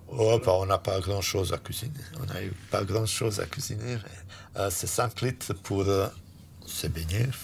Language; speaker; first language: French; non-native, fluent; Bosnian